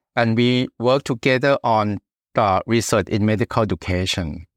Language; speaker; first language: English; non-native, fluent; Thai